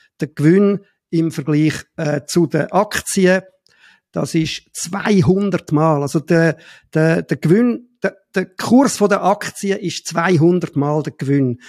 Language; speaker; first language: German; native; German